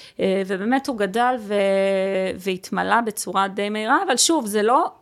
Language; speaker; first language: Hebrew; early bilingual, other home language; Russian